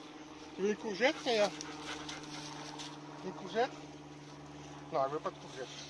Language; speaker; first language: French; native; French